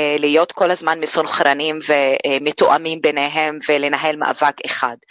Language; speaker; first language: Hebrew; non-native, local second language; Arabic